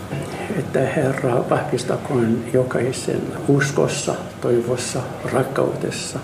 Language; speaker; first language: Finnish; non-native, fluent; Arabic